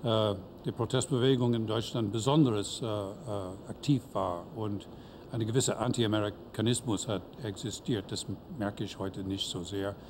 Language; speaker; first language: German; non-native, fluent; English